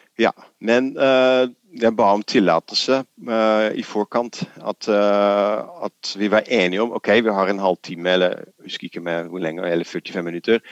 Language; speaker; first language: Norwegian; non-native, fluent; Dutch